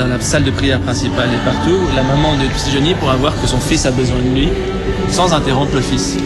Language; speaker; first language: French; native; French